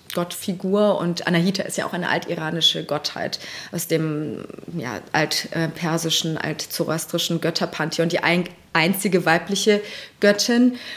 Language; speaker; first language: German; early bilingual, other home language; Persian